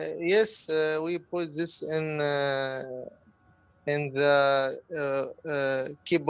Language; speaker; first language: English; non-native, learner; Arabic